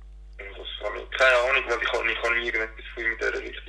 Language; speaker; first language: German; native; German